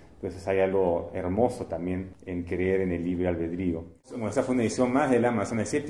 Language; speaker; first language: Spanish; native; Spanish